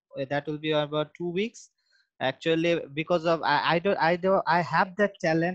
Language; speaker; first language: English; non-native, local second language; Bangla